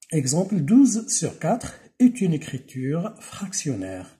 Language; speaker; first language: French; non-native, local second language; Arabic